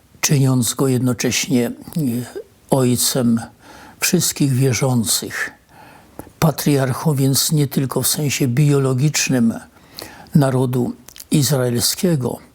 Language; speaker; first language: Polish; native; Polish